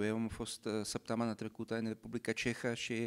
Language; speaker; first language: Romanian; non-native, fluent; Czech